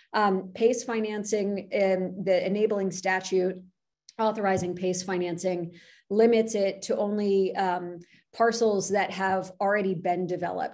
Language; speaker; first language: English; native; English